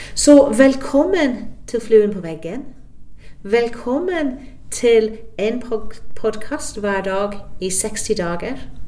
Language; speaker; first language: Norwegian; non-native, fluent; English